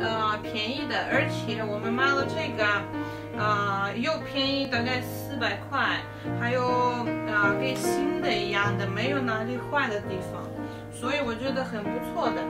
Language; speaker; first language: Chinese; non-native, fluent; Russian